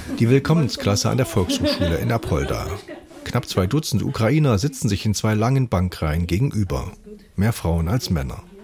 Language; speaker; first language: German; native; German